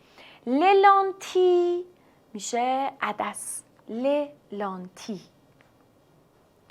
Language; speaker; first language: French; non-native, fluent; Persian